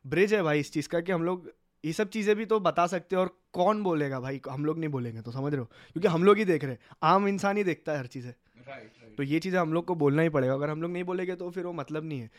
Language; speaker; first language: Hindi; native; Hindi